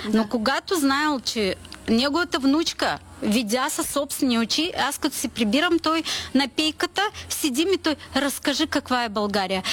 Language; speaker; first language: Bulgarian; early bilingual, heritage; Bulgarian